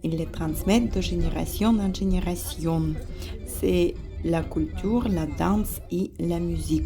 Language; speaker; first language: French; non-native, fluent; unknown